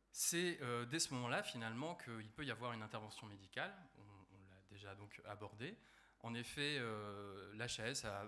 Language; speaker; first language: French; native; French